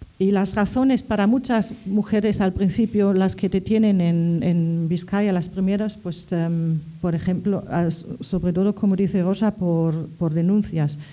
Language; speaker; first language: Spanish; non-native, fluent; German